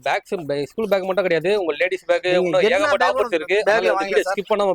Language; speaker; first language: Tamil; native; Tamil